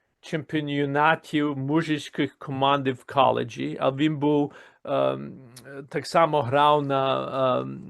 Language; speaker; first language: Ukrainian; early bilingual, heritage; Ukrainian